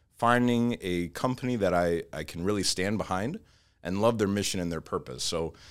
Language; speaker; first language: English; native; English